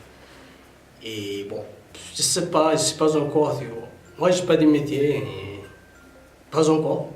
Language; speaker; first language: French; non-native, fluent; Tigrinya